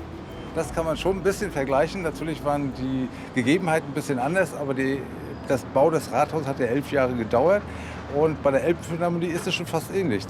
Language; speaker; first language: German; native; German